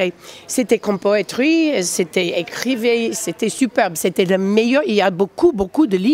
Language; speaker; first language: French; non-native, fluent; English